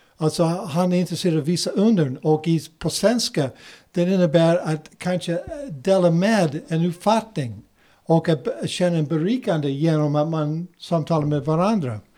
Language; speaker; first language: Swedish; non-native, fluent; English